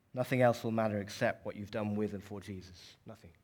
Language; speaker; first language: English; native; English